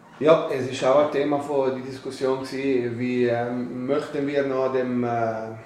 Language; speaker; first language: German; non-native, fluent; Italian